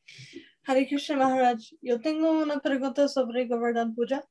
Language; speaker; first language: Spanish; non-native, learner; English